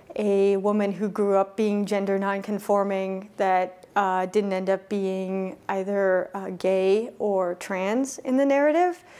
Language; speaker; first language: English; native; English